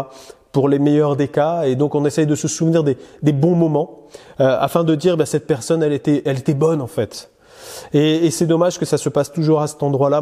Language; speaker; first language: French; native; French